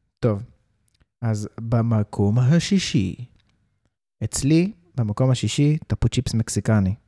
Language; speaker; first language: Hebrew; early bilingual, heritage; Hebrew